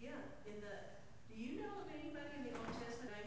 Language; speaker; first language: English; native; English